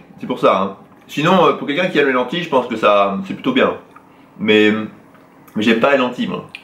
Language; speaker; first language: French; native; French